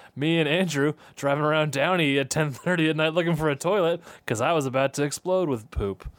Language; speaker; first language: English; native; English